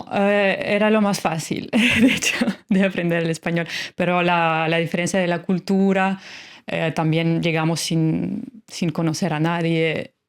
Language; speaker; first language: Spanish; non-native, fluent; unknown